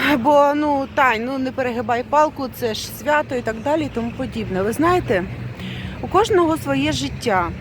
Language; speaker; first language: Ukrainian; non-native, local second language; Russian